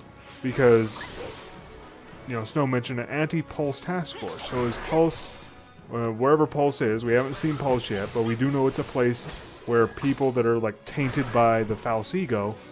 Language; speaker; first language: English; native; English